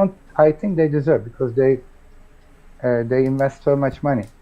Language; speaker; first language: English; non-native, fluent; Turkish